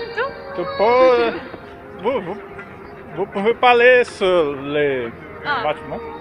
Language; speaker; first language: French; non-native, learner; Portuguese